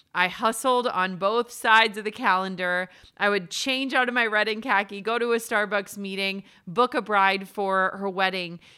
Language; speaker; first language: English; native; English